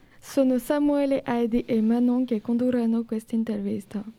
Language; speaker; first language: Italian; non-native, learner; French